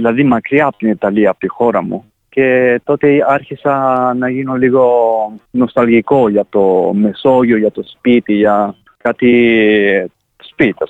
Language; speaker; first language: Greek; non-native, fluent; Italian